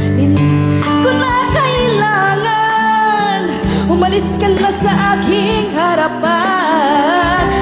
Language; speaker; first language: Filipino; non-native, local second language; Cebuano